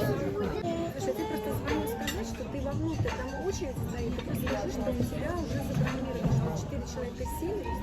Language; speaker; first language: Russian; native; Russian